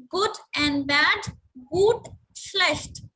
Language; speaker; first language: German; non-native, learner; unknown